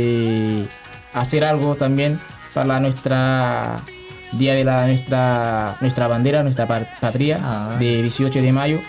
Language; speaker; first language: Spanish; non-native, learner; Haitian Creole